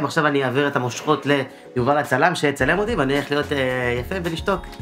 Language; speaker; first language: Hebrew; native; Hebrew